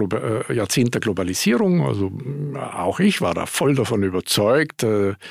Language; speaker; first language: German; native; German